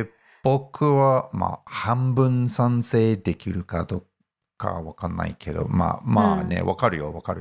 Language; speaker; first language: Japanese; non-native, fluent; English